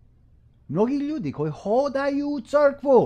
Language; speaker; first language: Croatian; non-native, fluent; English